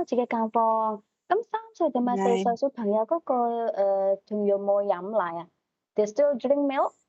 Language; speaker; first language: Cantonese; native; Cantonese